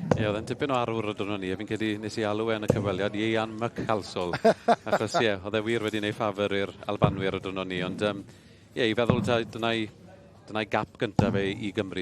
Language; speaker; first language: Welsh; native; Welsh